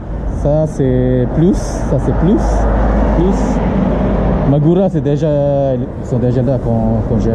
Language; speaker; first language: French; non-native, learner; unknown